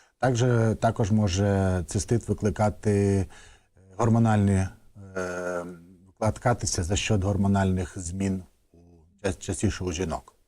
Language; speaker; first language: Ukrainian; native; Ukrainian